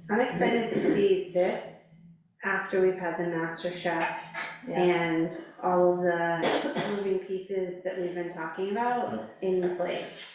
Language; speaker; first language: English; native; English